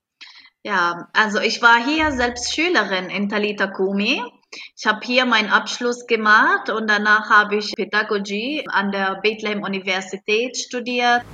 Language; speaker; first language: German; non-native, fluent; Arabic